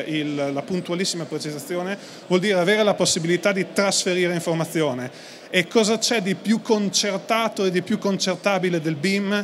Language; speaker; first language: Italian; native; Italian